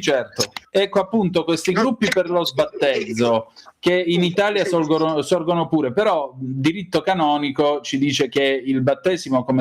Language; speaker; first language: Italian; native; Italian